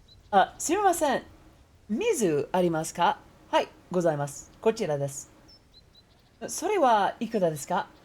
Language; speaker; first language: Japanese; non-native, learner; English